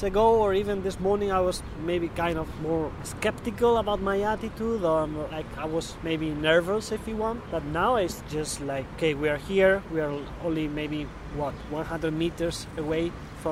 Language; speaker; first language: English; non-native, fluent; Spanish